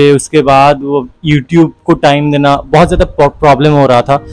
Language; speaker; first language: Hindi; non-native, local second language; Assamese